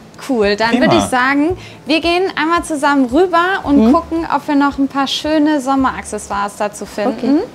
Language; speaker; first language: German; native; German